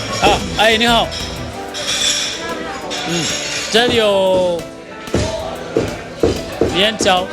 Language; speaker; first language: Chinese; non-native, learner; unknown